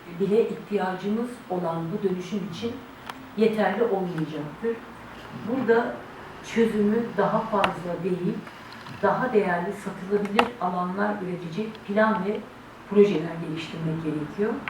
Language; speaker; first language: Turkish; native; Turkish